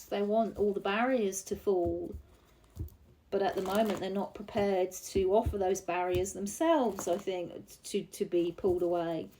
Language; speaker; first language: English; native; English